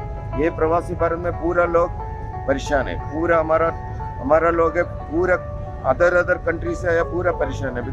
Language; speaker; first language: Hindi; early bilingual, heritage; Hindi